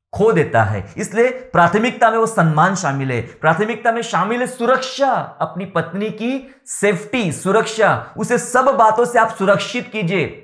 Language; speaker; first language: Hindi; non-native, local second language; Marathi